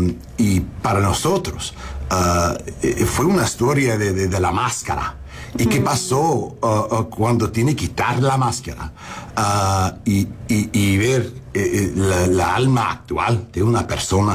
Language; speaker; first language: Spanish; early bilingual, heritage; English